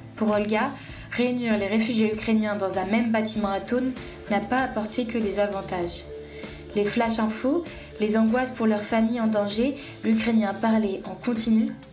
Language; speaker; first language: French; native; French